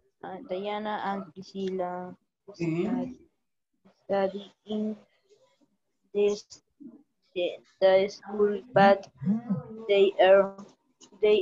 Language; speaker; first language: English; non-native, learner; Spanish